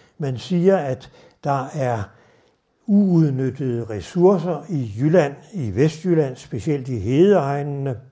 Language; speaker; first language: Danish; native; Danish